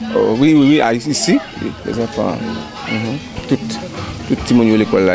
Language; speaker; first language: French; non-native, learner; Haitian Creole